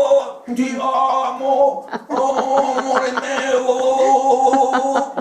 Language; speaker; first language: Italian; non-native, learner; French